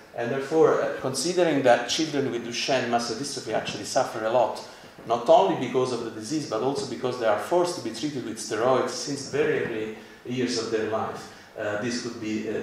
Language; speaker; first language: English; non-native, fluent; Italian